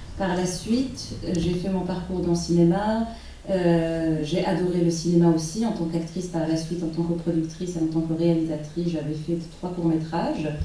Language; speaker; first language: French; non-native, local second language; Arabic